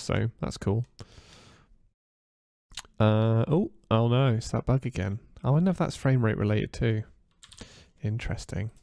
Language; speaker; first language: English; native; English